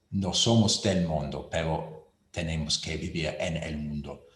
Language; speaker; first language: Spanish; non-native, fluent; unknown